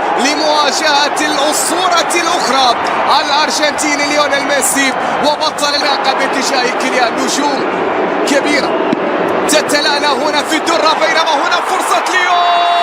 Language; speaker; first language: Arabic; native; Arabic